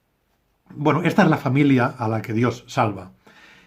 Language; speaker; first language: Spanish; native; Spanish